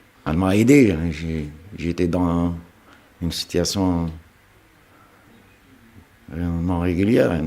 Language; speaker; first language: French; non-native, fluent; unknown